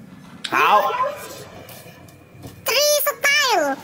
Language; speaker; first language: English; non-native, learner; Indonesian